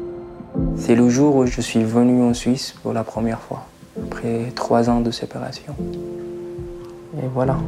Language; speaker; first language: French; non-native, fluent; Arabic